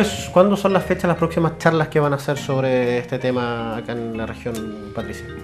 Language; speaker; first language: Spanish; native; Spanish